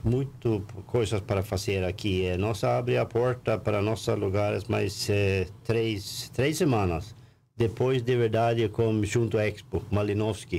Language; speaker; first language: Portuguese; non-native, learner; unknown